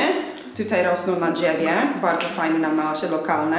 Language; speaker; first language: Polish; non-native, fluent; English